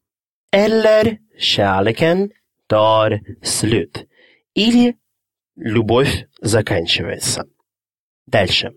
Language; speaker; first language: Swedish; non-native, fluent; Russian